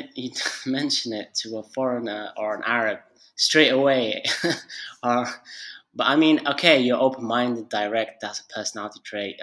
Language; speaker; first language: English; non-native, fluent; Arabic